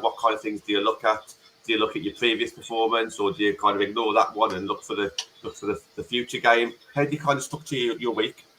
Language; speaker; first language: English; native; English